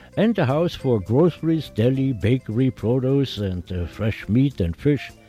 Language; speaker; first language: English; non-native, fluent; German